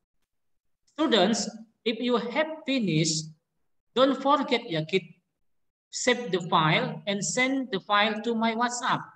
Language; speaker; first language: English; non-native, learner; Indonesian